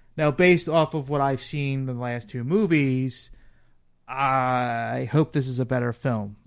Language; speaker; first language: English; native; English